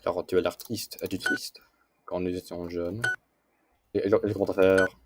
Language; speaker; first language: French; non-native, learner; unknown